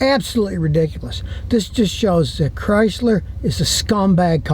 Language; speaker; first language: English; native; English